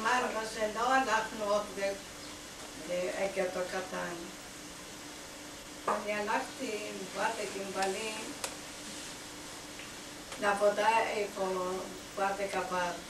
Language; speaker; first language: Hebrew; non-native, fluent; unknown